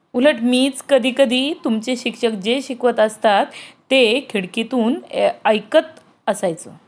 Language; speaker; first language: Marathi; native; Marathi